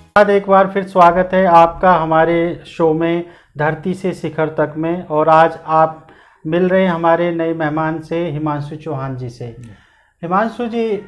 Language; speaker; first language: Hindi; native; Hindi